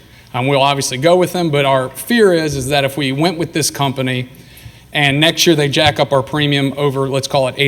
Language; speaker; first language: English; native; English